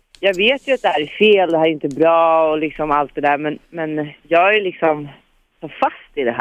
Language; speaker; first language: Swedish; native; Swedish